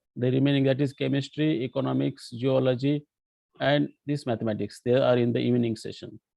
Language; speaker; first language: English; non-native, local second language; Marathi